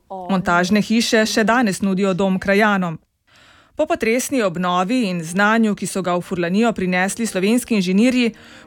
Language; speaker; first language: Slovenian; native; Slovenian